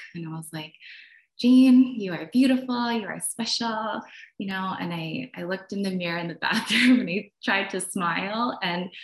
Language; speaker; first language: English; native; English